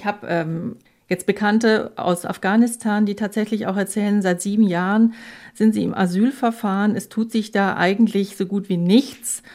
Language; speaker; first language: German; native; German